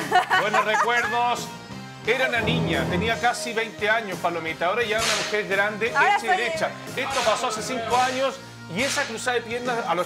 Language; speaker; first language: Spanish; native; Spanish